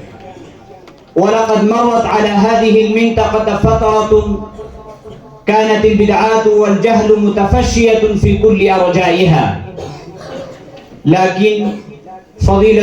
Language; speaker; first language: Arabic; non-native, fluent; Urdu